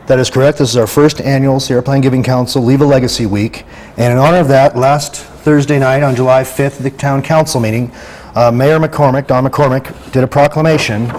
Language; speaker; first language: English; native; English